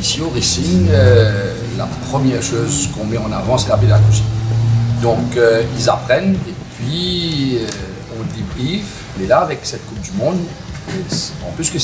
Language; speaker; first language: French; non-native, local second language; Morisyen